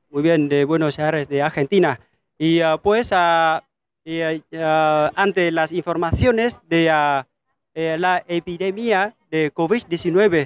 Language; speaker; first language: Spanish; non-native, fluent; Vietnamese